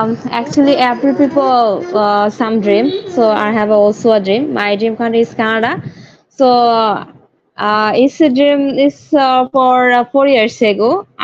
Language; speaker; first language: English; non-native, learner; Bangla